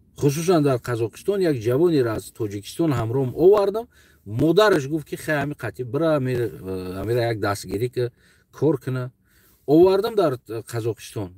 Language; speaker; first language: Tajik; non-native, local second language; Uzbek